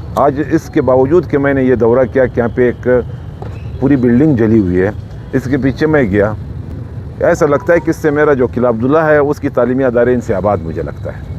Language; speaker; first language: Urdu; non-native, local second language; Pashto